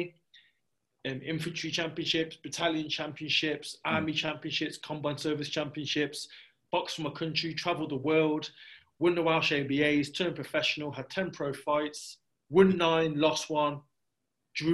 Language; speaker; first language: English; native; English